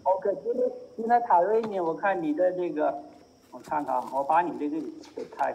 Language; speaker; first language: Chinese; native; Chinese